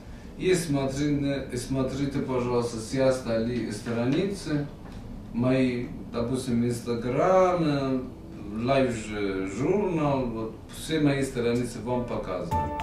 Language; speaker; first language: Russian; non-native, fluent; Persian